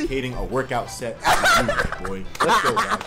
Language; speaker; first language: English; native; English